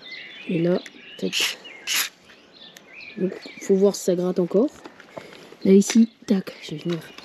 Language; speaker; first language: French; native; French